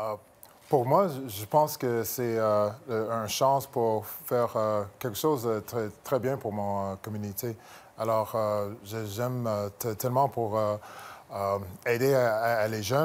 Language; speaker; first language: French; non-native, local second language; English